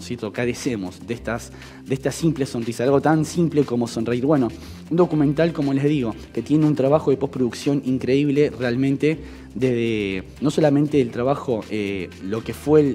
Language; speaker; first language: Spanish; native; Spanish